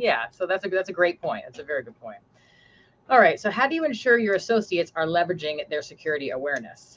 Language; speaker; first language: English; native; English